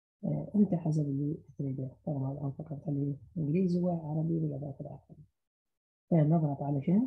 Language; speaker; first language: Arabic; native; Arabic